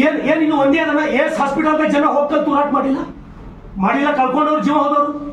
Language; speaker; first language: Kannada; native; Kannada